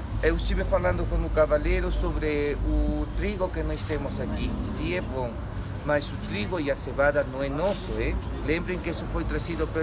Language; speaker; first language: Portuguese; non-native, learner; Spanish